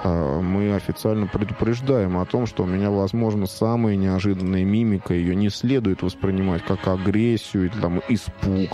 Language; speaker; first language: Russian; native; Russian